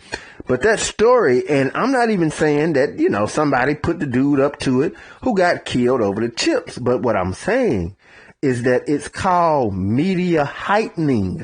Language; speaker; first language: English; native; English